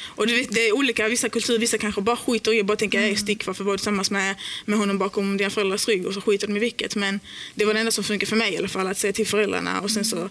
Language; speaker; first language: Swedish; early bilingual, other home language; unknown